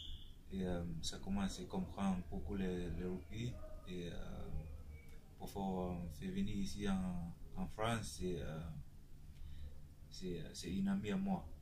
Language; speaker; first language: French; non-native, learner; Tongan